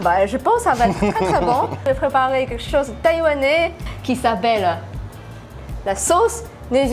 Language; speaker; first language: French; non-native, fluent; Chinese